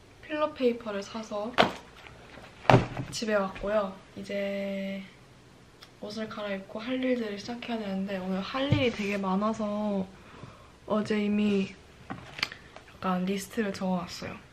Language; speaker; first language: Korean; early bilingual, heritage; Korean